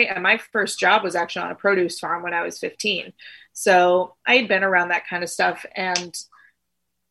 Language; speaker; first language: English; native; English